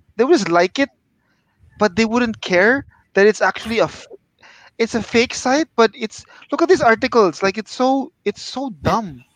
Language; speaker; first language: English; non-native, local second language; Filipino